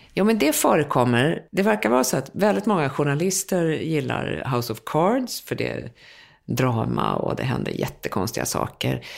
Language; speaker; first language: Swedish; native; Swedish